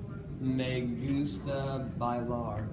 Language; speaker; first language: Spanish; non-native, learner; English